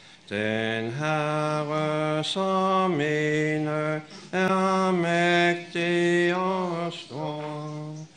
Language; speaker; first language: Danish; native; Danish